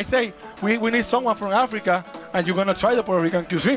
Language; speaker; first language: English; non-native, learner; Spanish